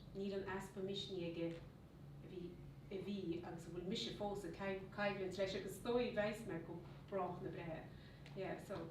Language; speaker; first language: Irish; native; Irish